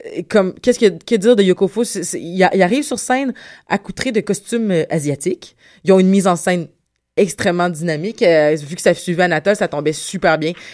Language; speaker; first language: French; native; French